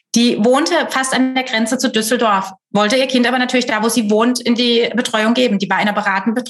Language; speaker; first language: German; native; German